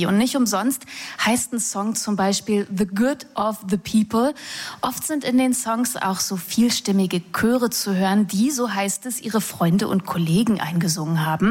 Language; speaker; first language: German; native; German